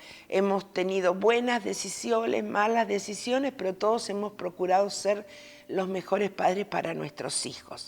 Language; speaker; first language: Spanish; native; Spanish